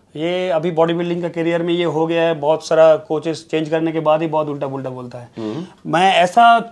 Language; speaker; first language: Hindi; non-native, local second language; Bangla